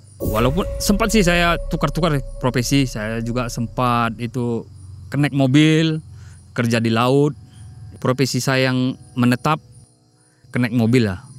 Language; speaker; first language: Indonesian; non-native, local second language; Batak Toba